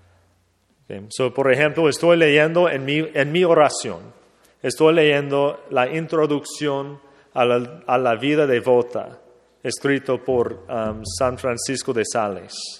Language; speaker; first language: Spanish; non-native, fluent; English